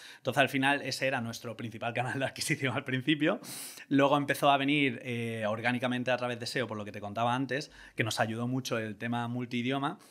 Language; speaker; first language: Spanish; native; Spanish